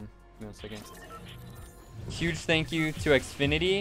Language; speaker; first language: English; native; English